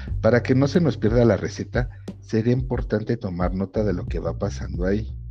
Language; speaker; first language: Spanish; native; Spanish